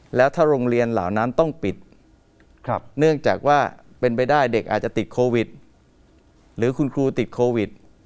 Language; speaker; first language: Thai; native; Thai